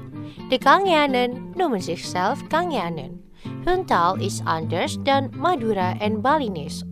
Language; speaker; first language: Dutch; non-native, fluent; Indonesian